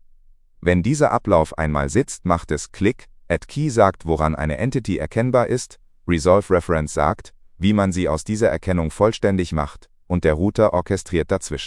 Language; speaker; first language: German; native; German